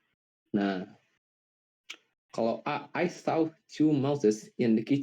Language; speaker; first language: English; non-native, learner; Indonesian